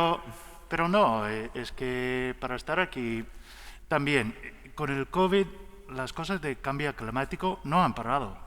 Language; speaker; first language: Spanish; non-native, learner; English